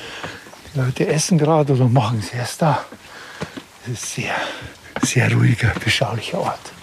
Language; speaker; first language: German; native; German